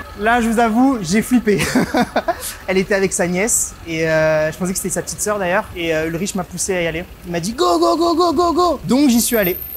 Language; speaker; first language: French; native; French